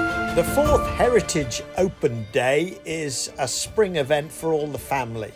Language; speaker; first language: English; native; English